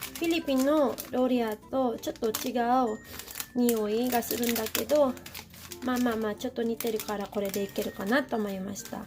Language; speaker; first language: Japanese; non-native, fluent; Filipino